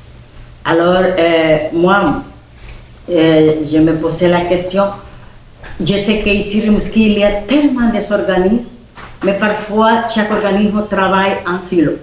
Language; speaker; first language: French; non-native, fluent; Spanish